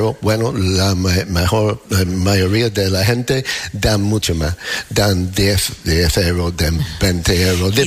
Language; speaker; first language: Spanish; non-native, fluent; English